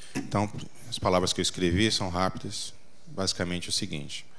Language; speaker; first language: Portuguese; native; Portuguese